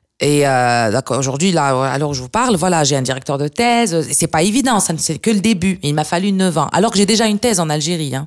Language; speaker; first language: French; non-native, local second language; Arabic